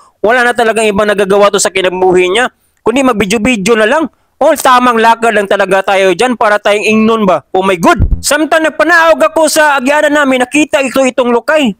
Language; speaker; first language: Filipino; non-native, local second language; Cebuano